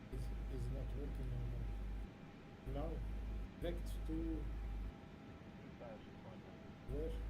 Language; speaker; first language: English; non-native, learner; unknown